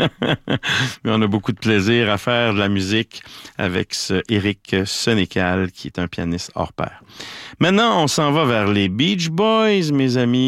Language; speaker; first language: French; native; French